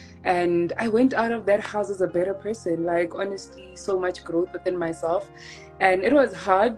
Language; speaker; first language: English; non-native, local second language; Tswana